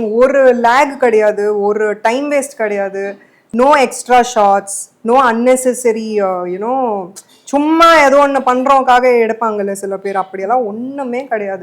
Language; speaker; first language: Tamil; non-native, fluent; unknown